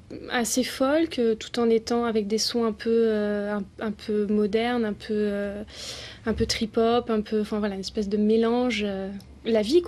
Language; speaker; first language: French; native; French